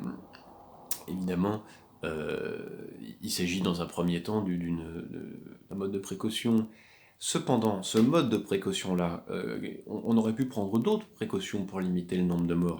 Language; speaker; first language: French; native; French